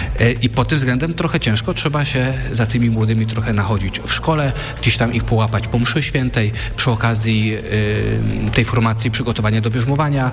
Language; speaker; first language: Polish; native; Polish